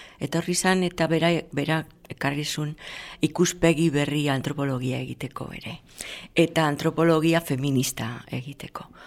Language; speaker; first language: Basque; non-native, local second language; Spanish